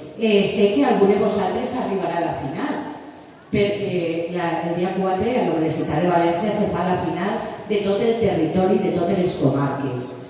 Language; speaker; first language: Catalan; non-native, local second language; Spanish